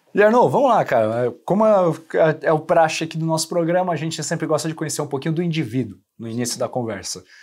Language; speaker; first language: Portuguese; native; Portuguese